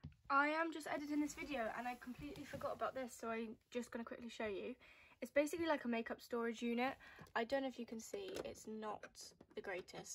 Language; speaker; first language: English; native; English